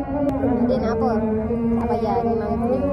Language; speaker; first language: Malay; native; Malay